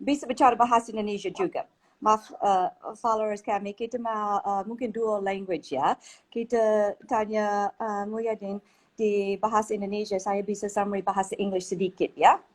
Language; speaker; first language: Indonesian; non-native, learner; English